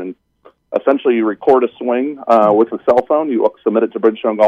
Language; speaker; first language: English; native; English